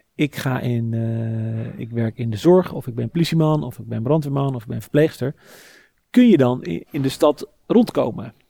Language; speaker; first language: Dutch; native; Dutch